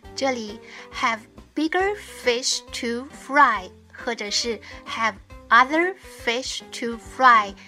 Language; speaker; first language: English; non-native, fluent; Chinese